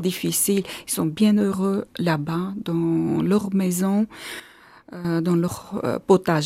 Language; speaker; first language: French; non-native, fluent; Armenian